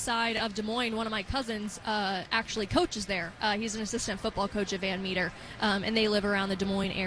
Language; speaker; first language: English; native; English